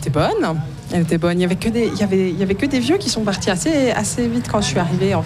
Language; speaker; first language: French; native; French